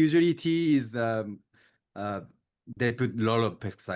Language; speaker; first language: English; non-native, learner; Japanese